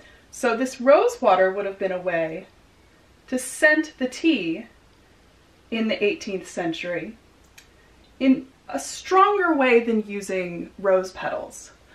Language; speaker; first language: English; native; English